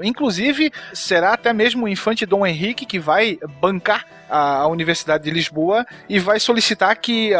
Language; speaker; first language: Portuguese; native; Portuguese